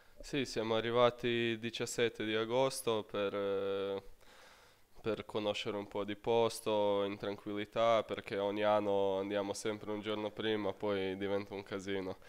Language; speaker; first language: Italian; non-native, fluent; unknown